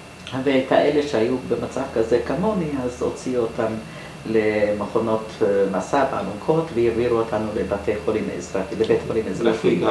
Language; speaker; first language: Hebrew; non-native, fluent; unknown